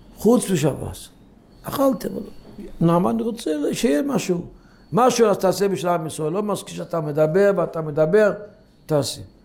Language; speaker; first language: Hebrew; non-native, local second language; Yiddish